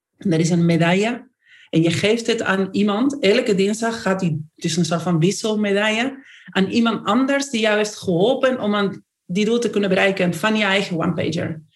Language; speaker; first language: Dutch; non-native, fluent; Spanish